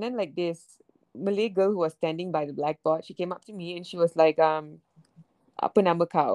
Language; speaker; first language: English; native; English